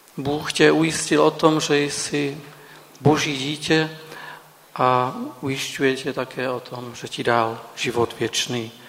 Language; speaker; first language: Czech; native; Czech